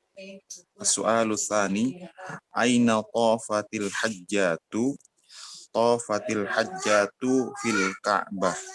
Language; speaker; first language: Arabic; non-native, learner; Indonesian